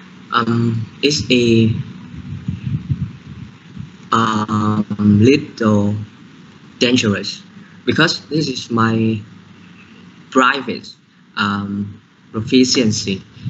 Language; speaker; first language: English; non-native, learner; Vietnamese